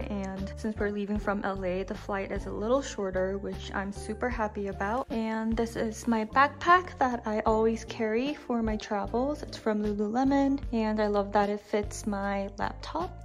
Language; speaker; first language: English; early bilingual, other home language; Korean